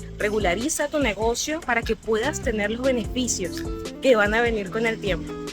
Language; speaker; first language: Spanish; native; Spanish